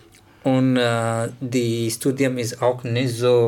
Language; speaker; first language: German; non-native, learner; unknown